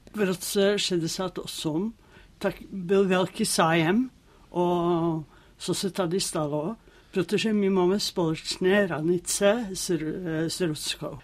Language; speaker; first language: Czech; non-native, fluent; Norwegian